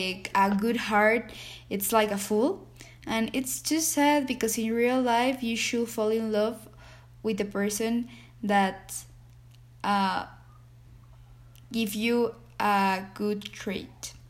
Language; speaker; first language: English; non-native, learner; Spanish